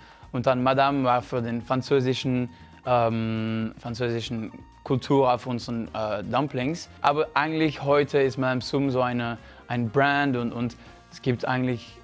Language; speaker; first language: German; non-native, fluent; French